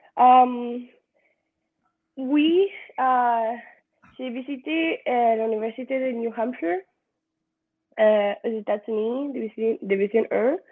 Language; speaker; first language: French; non-native, learner; Spanish